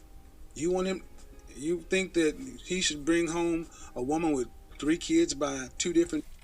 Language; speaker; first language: English; native; English